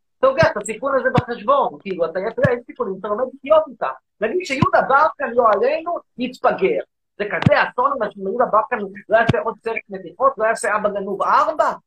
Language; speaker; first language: Hebrew; native; Hebrew